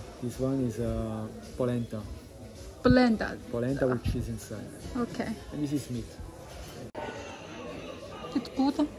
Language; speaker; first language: English; non-native, fluent; Italian